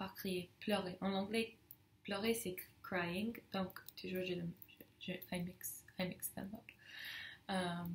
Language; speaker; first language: French; non-native, fluent; English